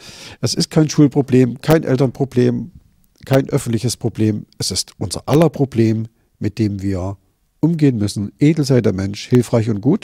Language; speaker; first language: German; native; German